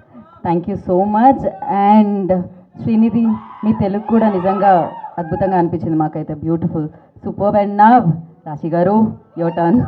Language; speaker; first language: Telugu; native; Telugu